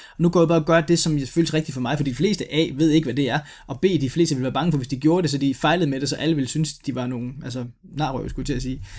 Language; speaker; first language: Danish; native; Danish